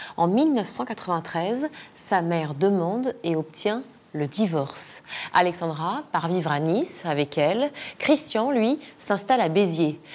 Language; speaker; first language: French; native; French